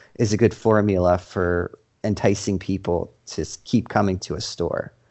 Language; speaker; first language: English; native; English